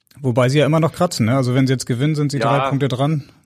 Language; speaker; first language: German; native; German